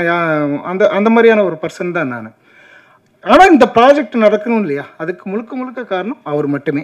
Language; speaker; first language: Tamil; native; Tamil